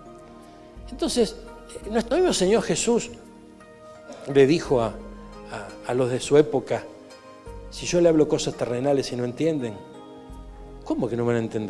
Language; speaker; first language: Spanish; native; Spanish